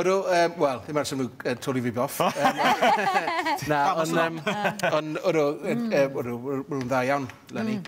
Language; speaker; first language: Welsh; native; Welsh